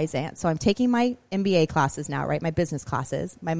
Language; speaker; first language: English; native; English